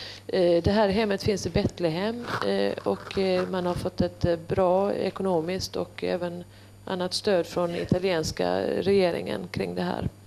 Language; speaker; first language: Swedish; native; Swedish